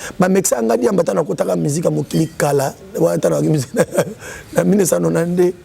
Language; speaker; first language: Lingala; native; Lingala